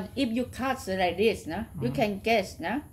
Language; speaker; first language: English; non-native, learner; Thai